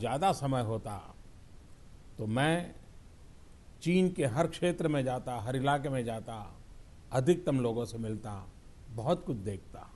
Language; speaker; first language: Hindi; non-native, local second language; Gujarati